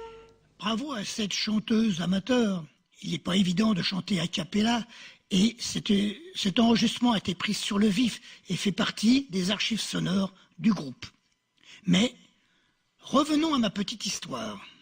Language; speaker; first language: French; native; French